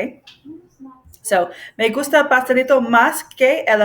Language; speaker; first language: Spanish; non-native, fluent; English